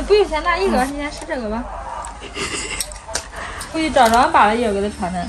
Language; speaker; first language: Chinese; native; Chinese